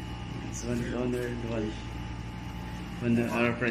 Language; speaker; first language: English; non-native, local second language; Filipino